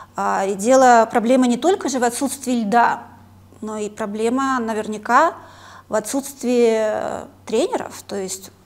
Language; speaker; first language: Russian; native; Russian